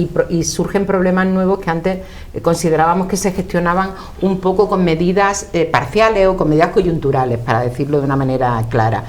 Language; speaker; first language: Spanish; native; Spanish